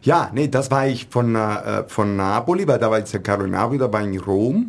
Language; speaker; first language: German; non-native, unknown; Italian